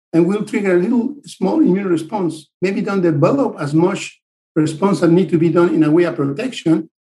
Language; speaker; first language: English; non-native, fluent; Spanish